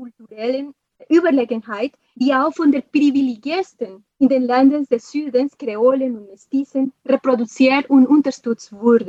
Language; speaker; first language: German; non-native, fluent; Spanish